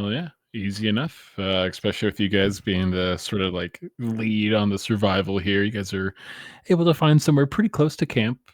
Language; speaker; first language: English; native; English